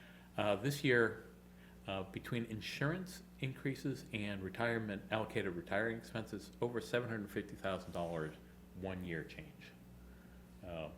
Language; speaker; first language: English; native; English